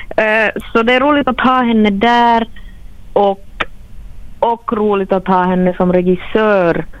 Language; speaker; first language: Swedish; native; Swedish